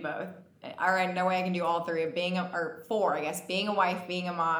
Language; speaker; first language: English; native; English